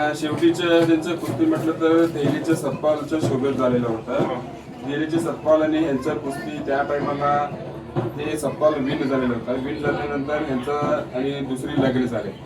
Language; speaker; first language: Marathi; non-native, local second language; Kannada